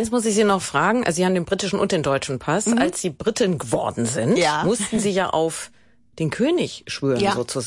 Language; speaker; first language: German; native; German